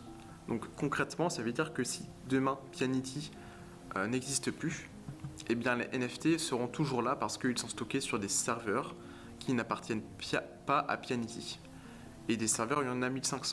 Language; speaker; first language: French; native; French